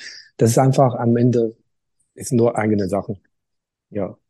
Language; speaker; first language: German; non-native, learner; Chinese